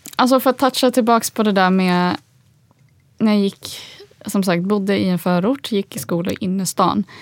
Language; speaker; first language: Swedish; early bilingual, other home language; Arabic